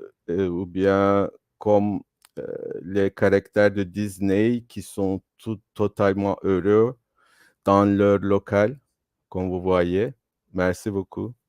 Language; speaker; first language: French; non-native, fluent; Turkish